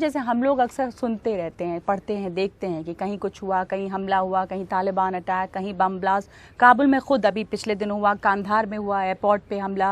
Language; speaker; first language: Hindi; native; Hindi